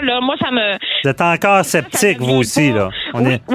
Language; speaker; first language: French; native; French